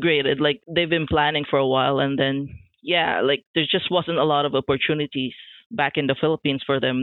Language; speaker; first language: English; non-native, local second language; Filipino